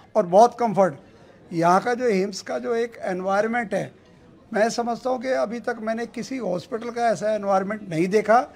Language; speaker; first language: Hindi; native; Hindi